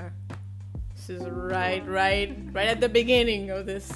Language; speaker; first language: English; non-native, fluent; Spanish